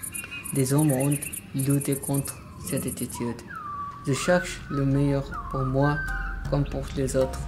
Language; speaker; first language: French; non-native, learner; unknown